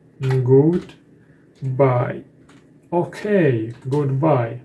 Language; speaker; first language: English; non-native, learner; Russian